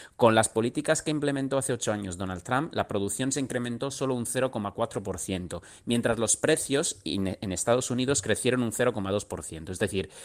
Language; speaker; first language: Spanish; non-native, fluent; Italian